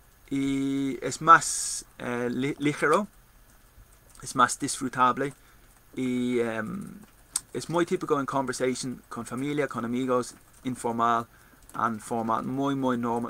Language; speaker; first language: Spanish; non-native, learner; English